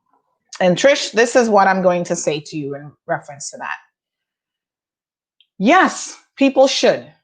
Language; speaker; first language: English; native; English